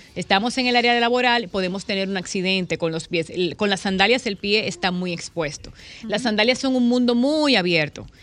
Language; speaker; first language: Spanish; native; Spanish